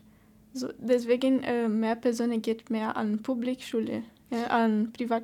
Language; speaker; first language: German; non-native, learner; Portuguese